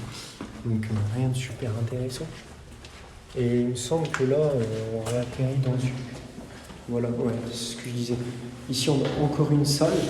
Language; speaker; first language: French; native; French